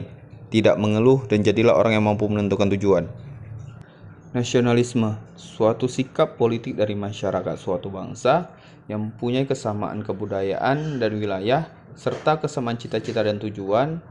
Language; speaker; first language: Indonesian; native; Indonesian